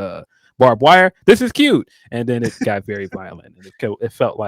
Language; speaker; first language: English; native; English